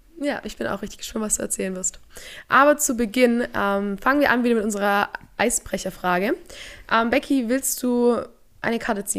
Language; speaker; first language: German; native; German